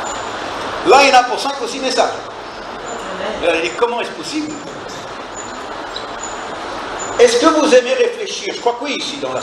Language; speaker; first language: French; native; French